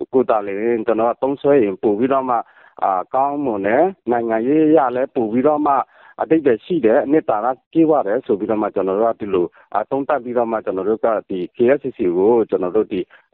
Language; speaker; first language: Burmese; non-native, local second language; Western Kayah